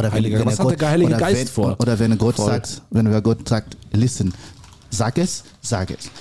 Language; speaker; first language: German; non-native, learner; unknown